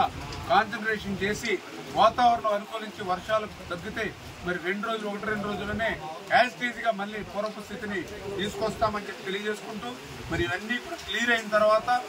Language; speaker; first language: Telugu; native; Telugu